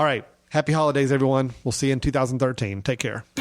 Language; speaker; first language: English; native; English